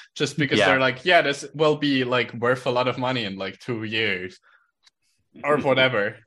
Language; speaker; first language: English; non-native, fluent; Swiss German